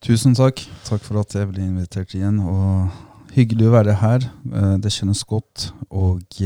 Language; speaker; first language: Norwegian; non-native, fluent; Persian